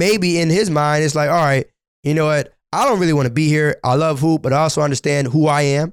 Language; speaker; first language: English; native; English